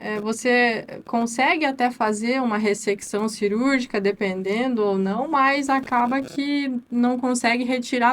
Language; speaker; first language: Portuguese; native; Portuguese